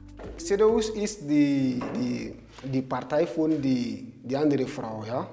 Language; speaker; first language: German; non-native, learner; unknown